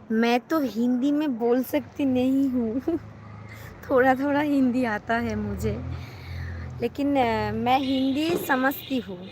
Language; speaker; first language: Hindi; non-native, learner; Bangla